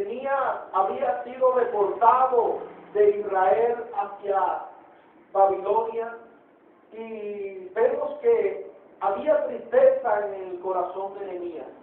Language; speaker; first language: Spanish; native; Spanish